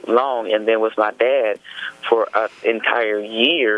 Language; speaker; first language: English; native; English